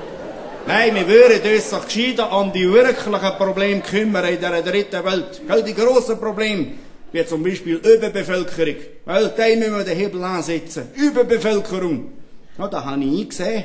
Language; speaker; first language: German; native; German